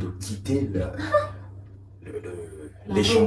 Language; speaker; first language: French; non-native, fluent; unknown